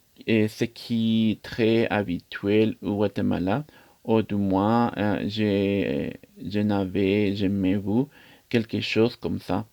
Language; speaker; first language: French; non-native, learner; Spanish